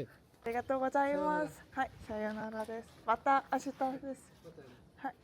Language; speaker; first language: Japanese; non-native, learner; Korean